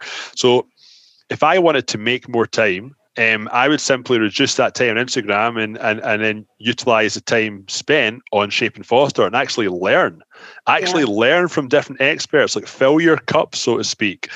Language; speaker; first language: English; native; English